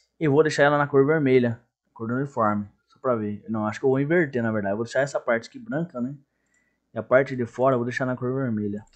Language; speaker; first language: Portuguese; native; Portuguese